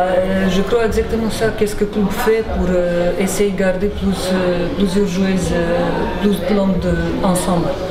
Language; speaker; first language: French; non-native, fluent; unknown